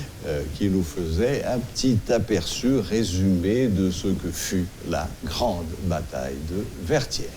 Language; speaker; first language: French; non-native, local second language; Haitian Creole